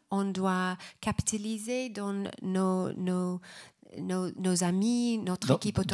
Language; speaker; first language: French; non-native, fluent; English